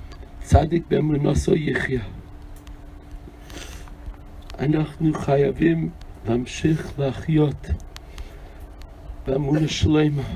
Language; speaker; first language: Hebrew; non-native, fluent; English